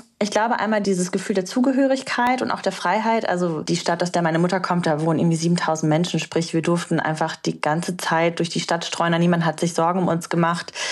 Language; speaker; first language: German; early bilingual, other home language; Romanian